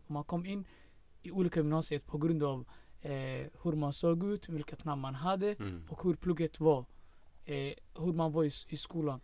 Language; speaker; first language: Swedish; non-native, fluent; Somali